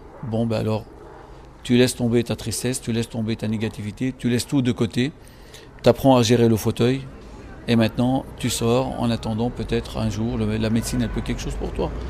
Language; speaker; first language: French; non-native, local second language; Arabic